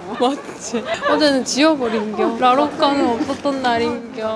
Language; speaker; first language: Korean; native; Korean